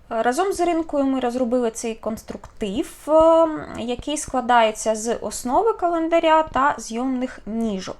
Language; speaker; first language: Ukrainian; non-native, local second language; Russian